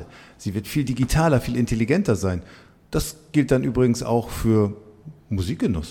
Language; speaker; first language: German; native; German